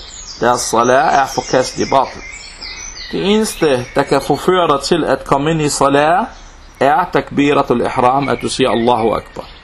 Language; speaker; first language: Danish; non-native, local second language; Arabic